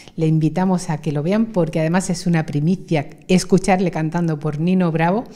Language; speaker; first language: Spanish; native; Spanish